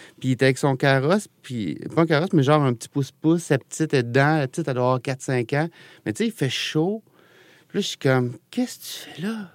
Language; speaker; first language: French; native; French